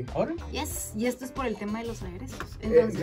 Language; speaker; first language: Spanish; native; Spanish